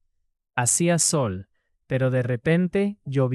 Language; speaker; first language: Spanish; non-native, fluent; English